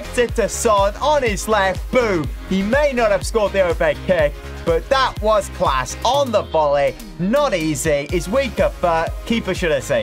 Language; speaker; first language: English; native; English